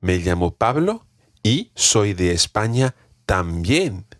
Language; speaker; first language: Spanish; non-native, fluent; English